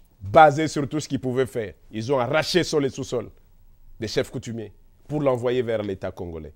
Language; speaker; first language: French; non-native, local second language; Kongo